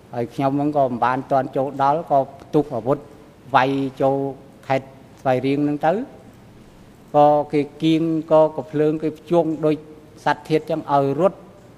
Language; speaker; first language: Khmer; native; Khmer